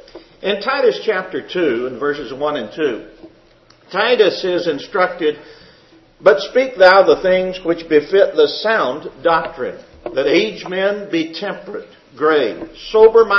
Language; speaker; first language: English; native; English